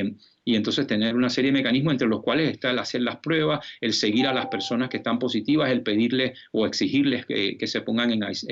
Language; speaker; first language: Spanish; native; Spanish